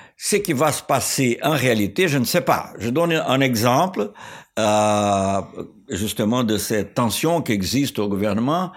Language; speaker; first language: French; non-native, fluent; Portuguese